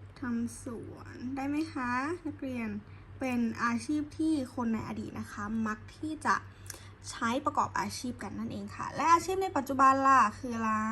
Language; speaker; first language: Thai; native; Thai